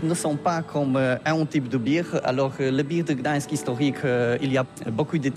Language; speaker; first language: French; non-native, learner; Polish